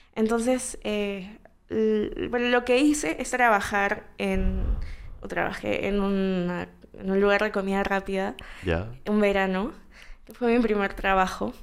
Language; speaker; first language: Spanish; native; Spanish